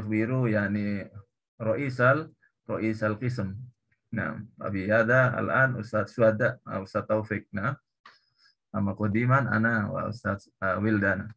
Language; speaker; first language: Arabic; non-native, learner; Indonesian